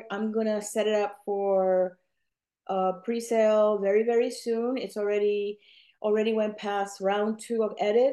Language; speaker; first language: English; non-native, fluent; Spanish